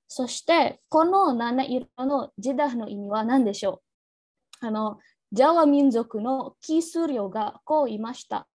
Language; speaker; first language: Japanese; non-native, learner; Indonesian